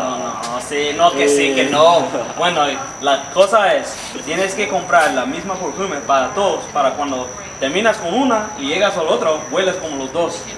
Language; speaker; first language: Spanish; non-native, learner; English